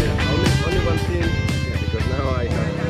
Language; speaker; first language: English; non-native, learner; Spanish